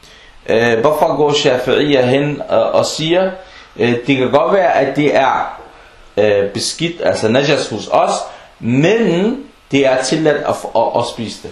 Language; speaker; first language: Danish; non-native, local second language; Arabic